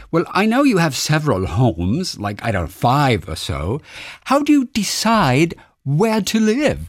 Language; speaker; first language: English; non-native, fluent; German